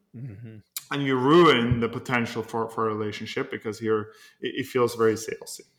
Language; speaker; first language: English; non-native, fluent; Norwegian